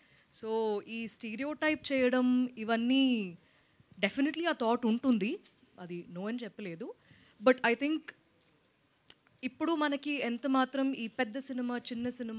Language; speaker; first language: Telugu; non-native, local second language; Malayalam